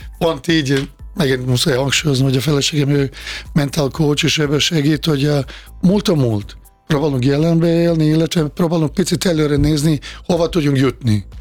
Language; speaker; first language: Hungarian; non-native, fluent; Bosnian